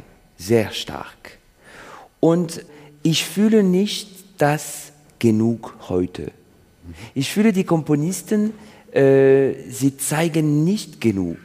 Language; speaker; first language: German; non-native, learner; French